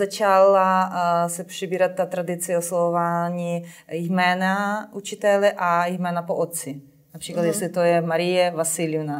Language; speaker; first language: Czech; non-native, fluent; Ukrainian